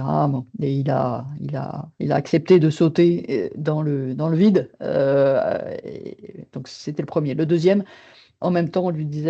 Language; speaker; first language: French; native; French